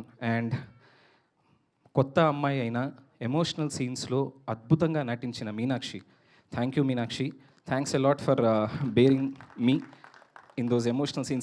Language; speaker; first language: Telugu; native; Telugu